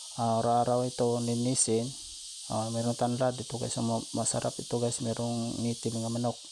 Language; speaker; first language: Filipino; non-native, local second language; Cebuano